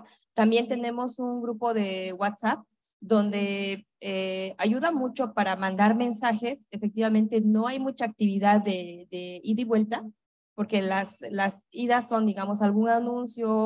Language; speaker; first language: Spanish; native; Spanish